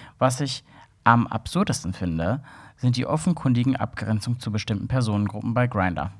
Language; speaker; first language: German; native; German